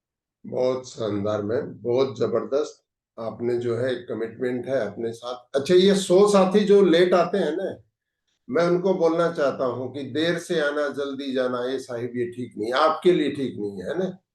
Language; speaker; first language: Hindi; native; Hindi